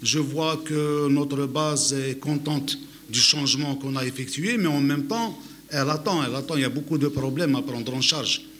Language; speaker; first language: French; non-native, local second language; Arabic